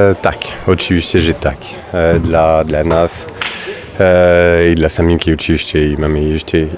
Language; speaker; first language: Polish; non-native, fluent; French